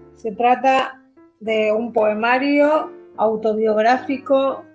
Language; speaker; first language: Spanish; native; Spanish